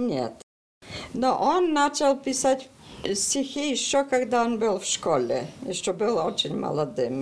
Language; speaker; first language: Russian; early bilingual, heritage; Russian